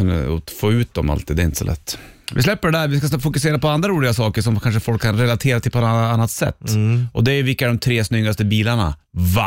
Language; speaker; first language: Swedish; native; Swedish